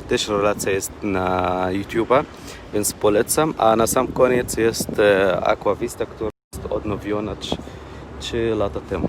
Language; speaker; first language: Polish; non-native, learner; Arabic